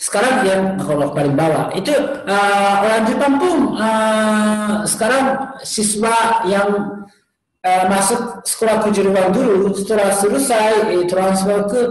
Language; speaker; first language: Indonesian; non-native, learner; Japanese